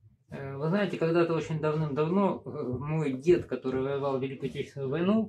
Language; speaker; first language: Russian; native; Russian